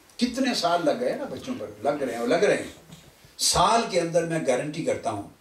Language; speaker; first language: Urdu; non-native, local second language; Punjabi